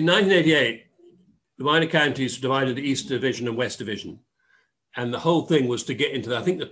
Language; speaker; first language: English; native; English